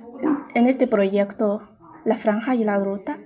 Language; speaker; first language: Spanish; non-native, fluent; Chinese